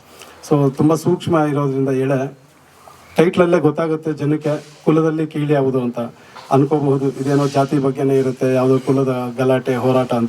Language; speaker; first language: Kannada; native; Kannada